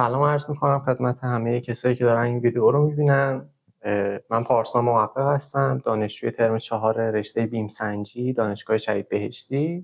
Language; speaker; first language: Persian; native; Persian